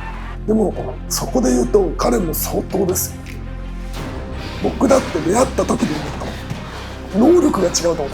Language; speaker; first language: Japanese; native; Japanese